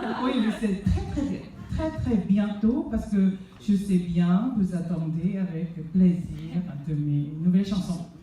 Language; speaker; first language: French; non-native, fluent; Korean